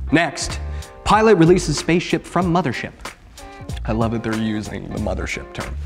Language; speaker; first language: English; native; English